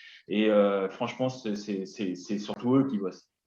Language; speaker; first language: French; native; French